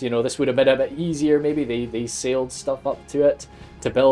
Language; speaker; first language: English; native; English